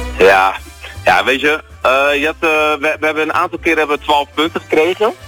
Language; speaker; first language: Dutch; native; Dutch